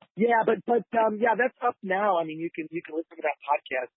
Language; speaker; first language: English; native; English